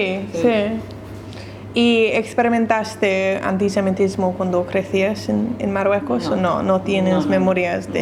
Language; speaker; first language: Spanish; non-native, learner; English